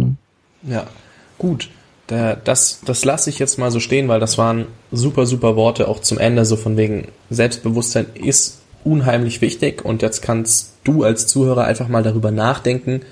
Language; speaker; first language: German; native; German